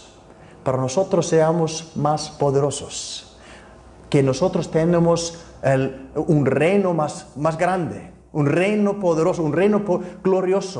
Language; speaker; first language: Spanish; non-native, fluent; Icelandic